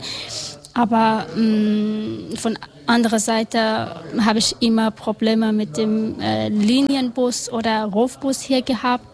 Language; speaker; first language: German; non-native, learner; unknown